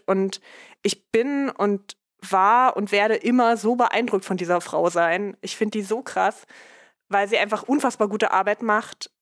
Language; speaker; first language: German; native; German